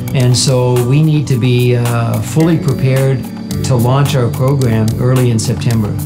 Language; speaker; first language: English; native; English